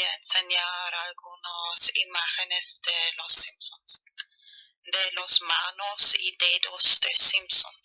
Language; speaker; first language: Spanish; non-native, fluent; German